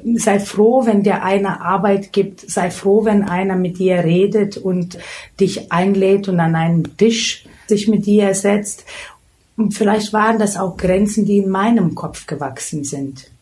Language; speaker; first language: German; non-native, fluent; Lithuanian